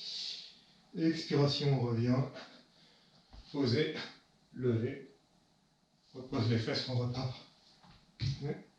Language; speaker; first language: French; native; French